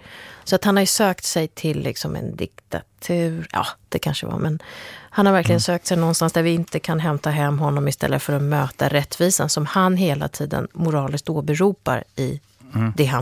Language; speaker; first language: Swedish; early bilingual, other home language; Kurdish